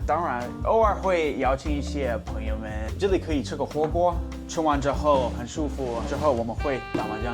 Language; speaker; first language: Chinese; non-native, fluent; English